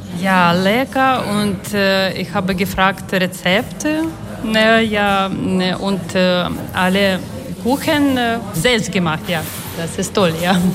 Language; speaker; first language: German; non-native, learner; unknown